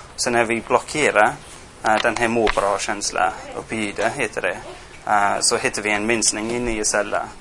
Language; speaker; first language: Swedish; non-native, fluent; English